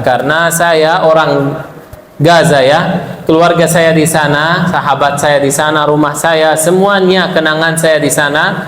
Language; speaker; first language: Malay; non-native, fluent; Arabic